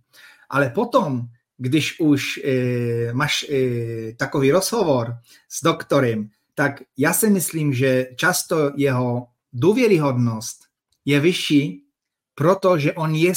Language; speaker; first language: Czech; non-native, fluent; Polish